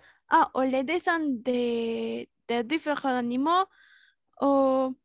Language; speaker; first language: French; non-native, learner; Spanish